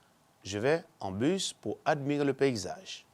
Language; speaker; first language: French; non-native, fluent; Spanish